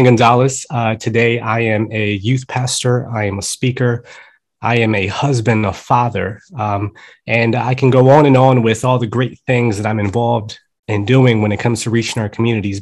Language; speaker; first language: English; early bilingual, other home language; Spanish